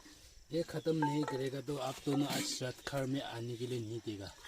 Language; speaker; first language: Hindi; non-native, local second language; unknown